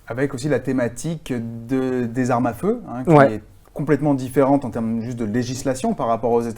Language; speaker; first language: French; native; French